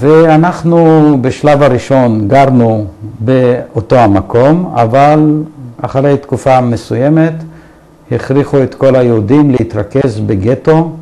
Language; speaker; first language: Hebrew; early bilingual, other home language; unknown